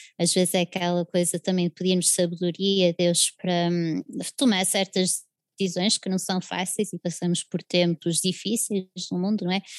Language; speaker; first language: Portuguese; early bilingual, other home language; English